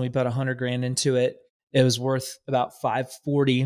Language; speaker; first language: English; native; English